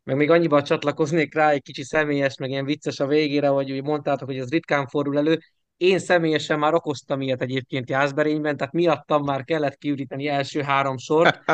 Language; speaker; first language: Hungarian; native; Hungarian